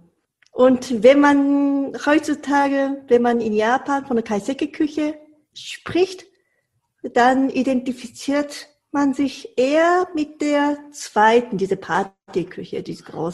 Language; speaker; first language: German; non-native, fluent; Japanese